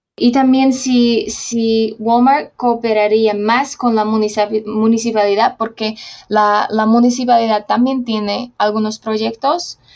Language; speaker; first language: Spanish; non-native, fluent; Slovak